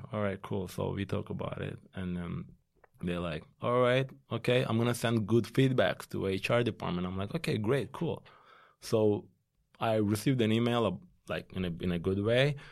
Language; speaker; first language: English; non-native, fluent; Turkish